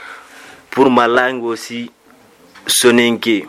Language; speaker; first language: French; non-native, learner; Soninke